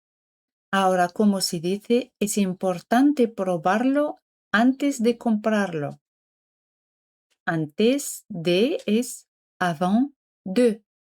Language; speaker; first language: Spanish; non-native, fluent; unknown